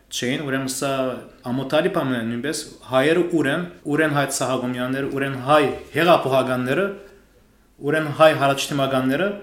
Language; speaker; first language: Armenian; early bilingual, heritage; Armenian